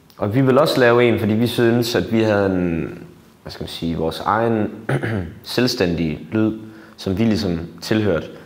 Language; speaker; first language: Danish; native; Danish